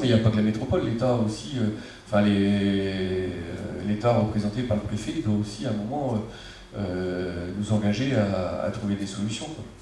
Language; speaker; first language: French; native; French